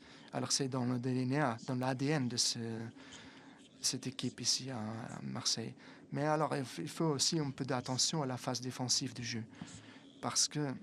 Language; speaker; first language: French; non-native, fluent; Italian